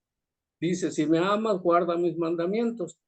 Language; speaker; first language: Spanish; native; Spanish